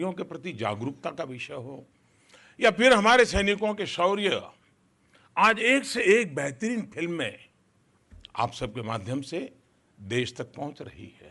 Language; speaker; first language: Hindi; non-native, local second language; Gujarati